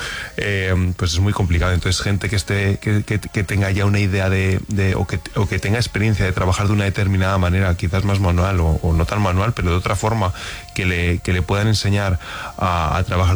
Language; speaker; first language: Spanish; native; Spanish